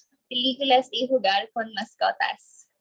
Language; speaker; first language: Spanish; non-native, learner; Filipino